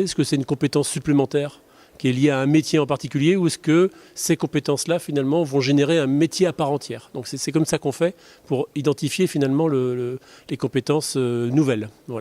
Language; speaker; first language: French; native; French